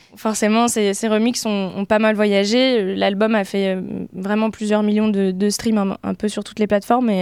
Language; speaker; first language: French; native; French